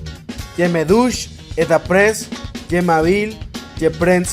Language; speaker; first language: French; non-native, learner; Spanish